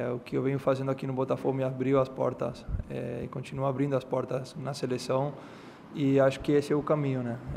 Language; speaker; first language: Portuguese; non-native, fluent; Spanish